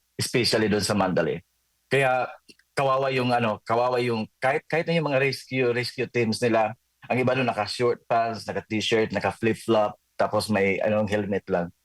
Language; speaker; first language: Filipino; non-native, local second language; Cebuano